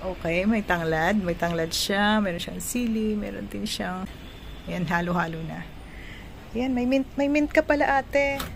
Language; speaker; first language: Filipino; non-native, local second language; Cebuano